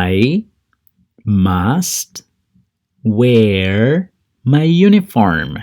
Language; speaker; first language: English; non-native, fluent; Spanish